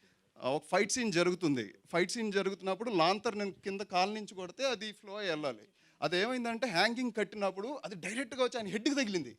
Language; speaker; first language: Telugu; native; Telugu